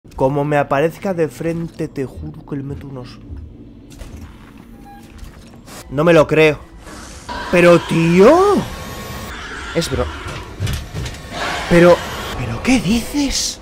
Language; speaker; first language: Spanish; native; Spanish